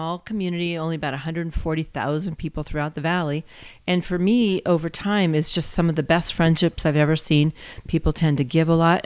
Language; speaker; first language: English; native; English